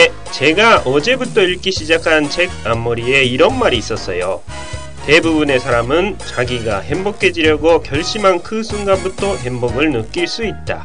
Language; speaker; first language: Korean; non-native, fluent; Japanese